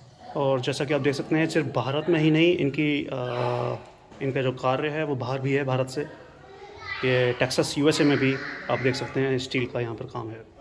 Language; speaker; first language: Hindi; native; Hindi